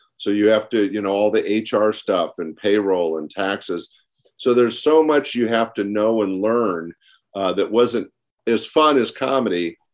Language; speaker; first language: English; native; English